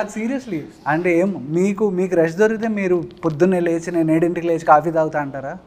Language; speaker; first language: Telugu; native; Telugu